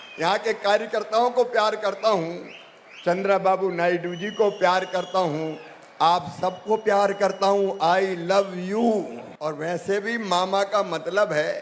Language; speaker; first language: Hindi; native; Hindi